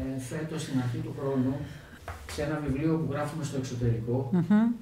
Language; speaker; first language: Greek; native; Greek